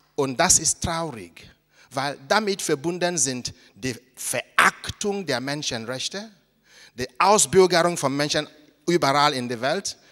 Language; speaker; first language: German; non-native, fluent; Igbo